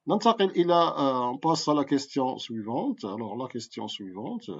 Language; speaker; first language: French; non-native, local second language; Arabic